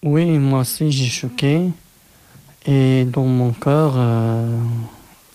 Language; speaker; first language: French; non-native, learner; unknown